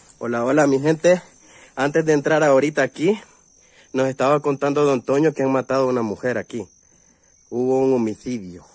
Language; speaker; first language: Spanish; native; Spanish